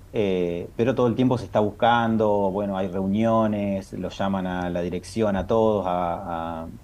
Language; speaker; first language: Spanish; native; Spanish